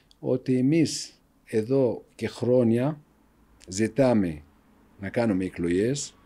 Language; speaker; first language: Greek; non-native, fluent; Arabic